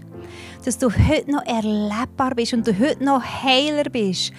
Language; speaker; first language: German; native; German